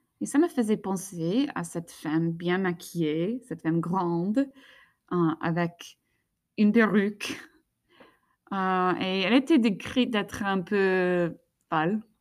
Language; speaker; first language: French; non-native, fluent; English